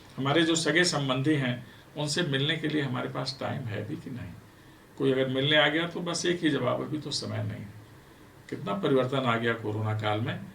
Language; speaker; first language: Hindi; native; Hindi